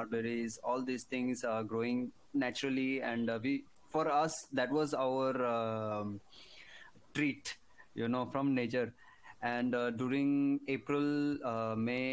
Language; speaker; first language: English; non-native, local second language; Hindi